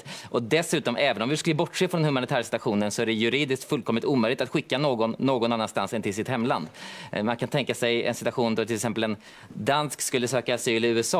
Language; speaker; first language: Swedish; native; Swedish